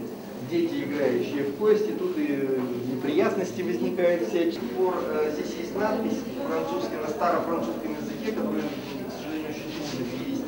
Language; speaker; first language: Russian; native; Russian